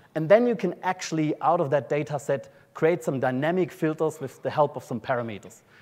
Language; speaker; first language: English; non-native, fluent; German